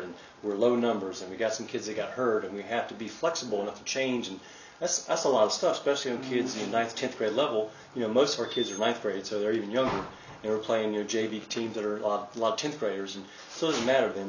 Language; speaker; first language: English; native; English